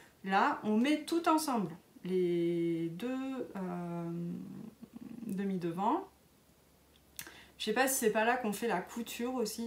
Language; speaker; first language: French; native; French